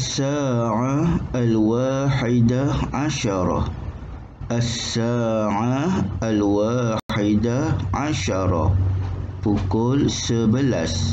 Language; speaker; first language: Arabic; non-native, fluent; Malay